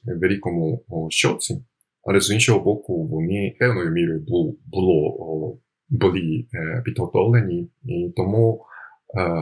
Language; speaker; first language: Ukrainian; non-native, fluent; Japanese